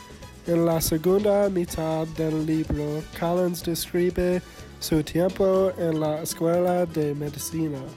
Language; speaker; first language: Spanish; non-native, learner; English